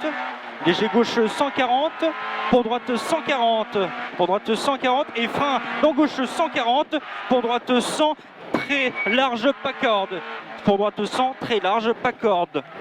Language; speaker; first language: French; native; French